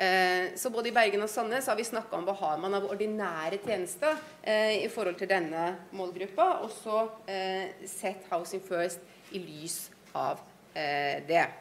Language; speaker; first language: Norwegian; native; Norwegian